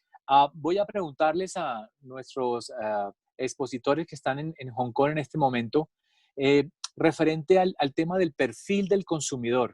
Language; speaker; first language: Spanish; native; Spanish